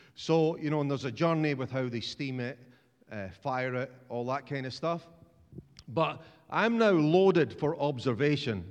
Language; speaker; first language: English; native; English